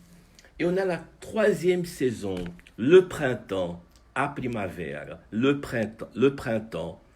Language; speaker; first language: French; non-native, fluent; Portuguese